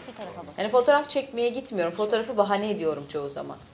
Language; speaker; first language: Turkish; native; Turkish